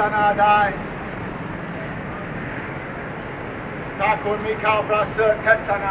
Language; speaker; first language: Thai; non-native, learner; English